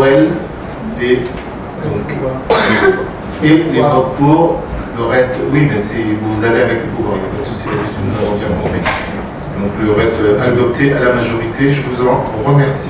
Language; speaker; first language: French; native; French